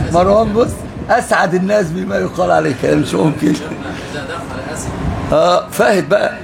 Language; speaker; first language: Arabic; native; Arabic